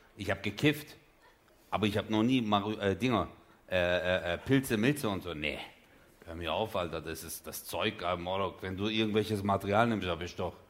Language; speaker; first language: German; early bilingual, other home language; Turkish